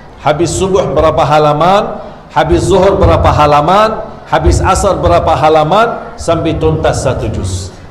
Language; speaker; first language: Indonesian; non-native, fluent; Arabic